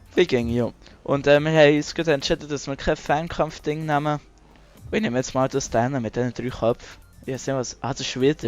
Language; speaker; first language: German; native; German